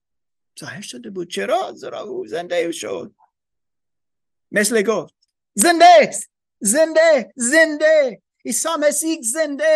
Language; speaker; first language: Persian; non-native, fluent; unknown